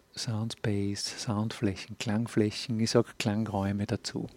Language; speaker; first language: German; native; German